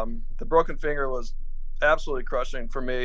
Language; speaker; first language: English; native; English